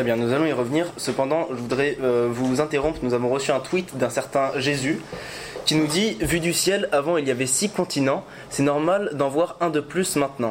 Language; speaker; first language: French; native; French